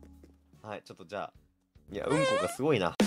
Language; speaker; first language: Japanese; native; Japanese